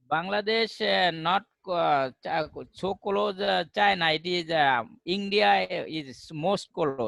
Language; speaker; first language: English; non-native, learner; Bangla